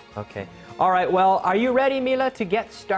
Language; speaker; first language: English; native; English